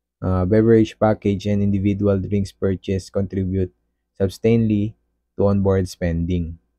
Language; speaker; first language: English; non-native, local second language; Filipino